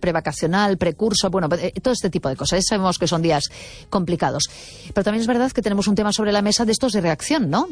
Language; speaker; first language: Spanish; native; Spanish